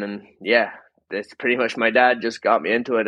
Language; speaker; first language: English; native; English